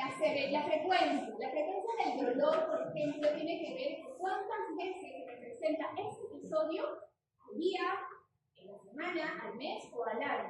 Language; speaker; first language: Spanish; native; Spanish